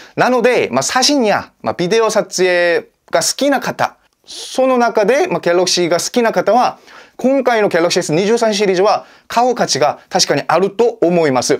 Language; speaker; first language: Japanese; non-native, fluent; Korean